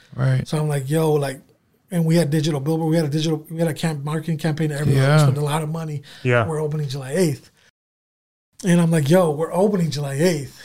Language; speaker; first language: English; native; English